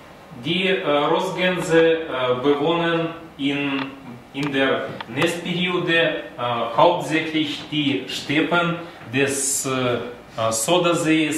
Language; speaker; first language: German; non-native, learner; Russian